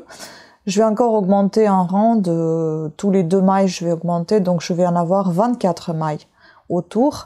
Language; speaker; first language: French; native; French